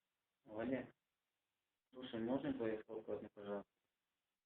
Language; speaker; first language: Russian; non-native, local second language; Tajik